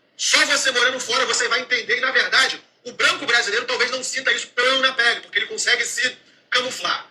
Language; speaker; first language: Portuguese; native; Portuguese